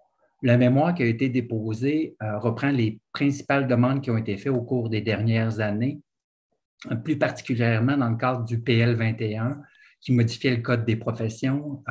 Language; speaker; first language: French; native; French